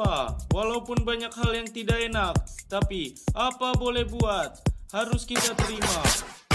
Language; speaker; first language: Indonesian; non-native, learner; Japanese